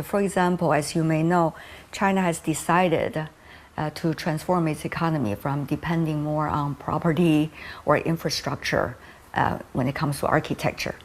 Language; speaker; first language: English; non-native, fluent; Chinese